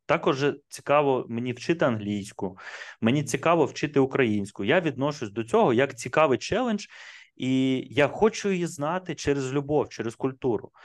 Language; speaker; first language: Ukrainian; non-native, local second language; Russian